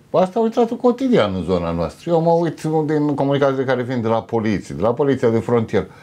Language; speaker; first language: Romanian; native; Romanian